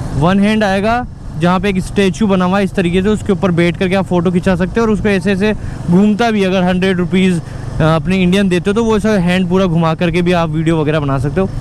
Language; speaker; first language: Hindi; native; Hindi